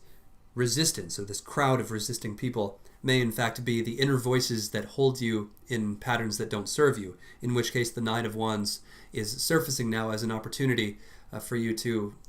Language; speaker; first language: English; native; English